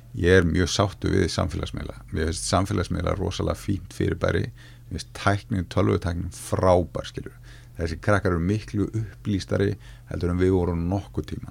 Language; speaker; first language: Icelandic; native; Icelandic